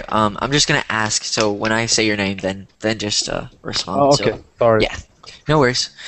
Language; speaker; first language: English; native; English